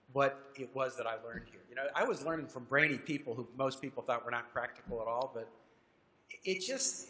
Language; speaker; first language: English; native; English